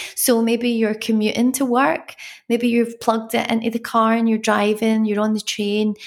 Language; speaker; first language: English; native; English